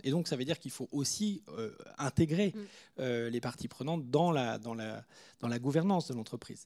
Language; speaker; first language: French; native; French